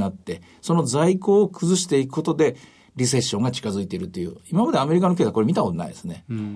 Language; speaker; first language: Japanese; native; Japanese